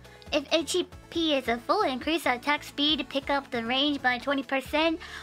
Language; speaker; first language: English; non-native, fluent; Japanese